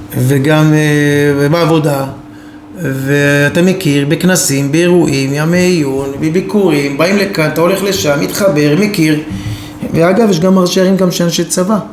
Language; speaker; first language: Hebrew; native; Hebrew